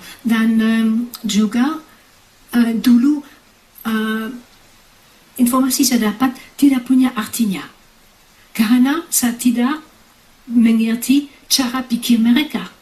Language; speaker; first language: Indonesian; non-native, fluent; French